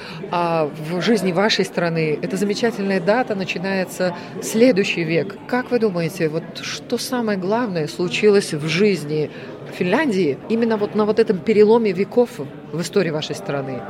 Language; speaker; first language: Russian; native; Russian